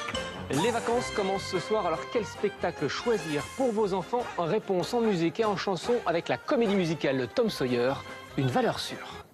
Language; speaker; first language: French; native; French